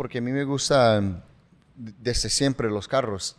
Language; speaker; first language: Spanish; early bilingual, heritage; English